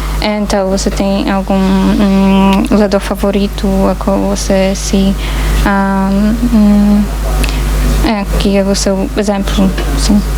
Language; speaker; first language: Portuguese; non-native, fluent; Polish